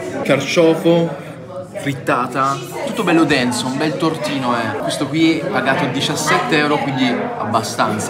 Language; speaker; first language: Italian; native; Italian